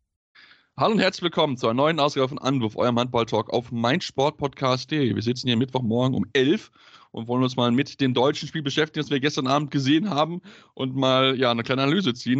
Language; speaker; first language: German; native; German